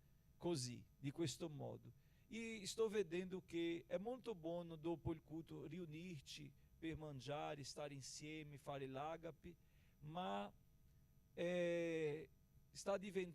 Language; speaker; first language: Italian; non-native, fluent; Portuguese